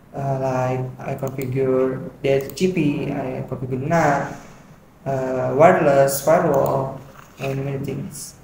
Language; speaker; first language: English; non-native, learner; Indonesian